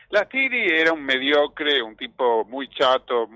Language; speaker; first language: Spanish; native; Spanish